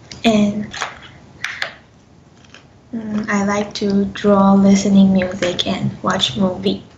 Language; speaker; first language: English; non-native, learner; Chinese